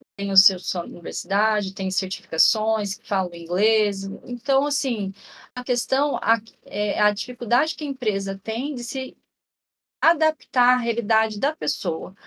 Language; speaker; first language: Portuguese; native; Portuguese